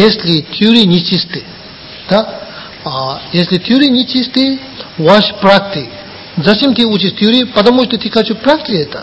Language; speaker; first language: Russian; non-native, learner; Tibetan